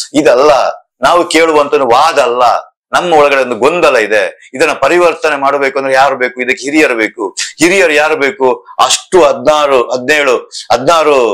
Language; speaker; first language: Kannada; non-native, local second language; Tulu